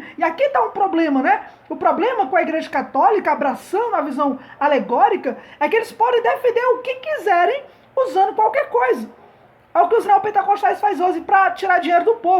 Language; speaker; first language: Portuguese; native; Portuguese